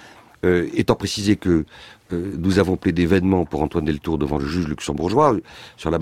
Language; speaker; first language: French; native; French